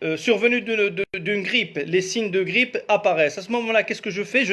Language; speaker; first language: French; non-native, local second language; Arabic